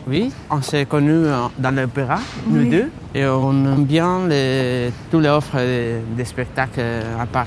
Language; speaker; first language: French; non-native, fluent; Spanish